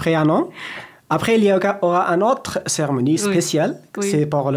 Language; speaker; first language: French; non-native, learner; Persian